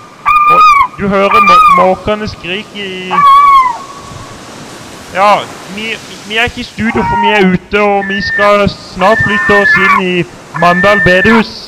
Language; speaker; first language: Norwegian; native; Norwegian